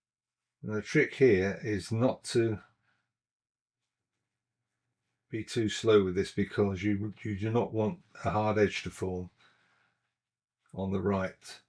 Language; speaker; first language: English; native; English